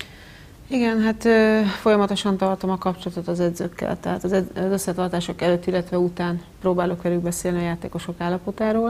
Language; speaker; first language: Hungarian; native; Hungarian